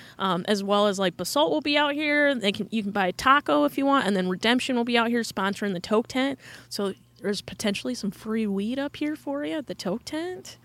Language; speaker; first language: English; native; English